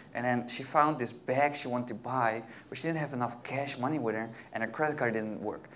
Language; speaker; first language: English; non-native, fluent; Dutch